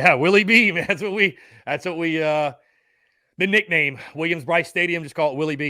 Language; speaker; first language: English; native; English